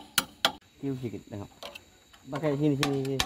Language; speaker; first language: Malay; non-native, local second language; Javanese